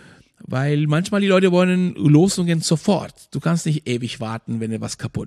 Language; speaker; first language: German; non-native, fluent; Spanish